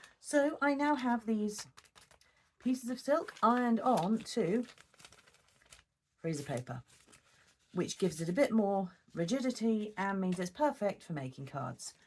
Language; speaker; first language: English; native; English